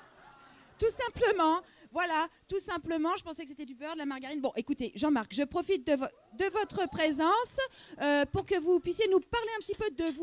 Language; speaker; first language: French; native; French